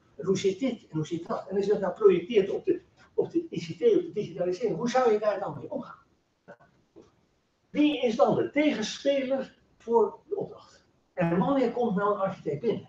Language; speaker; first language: Dutch; native; Dutch